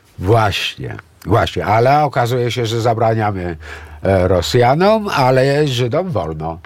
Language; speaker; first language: Polish; early bilingual, other home language; Greek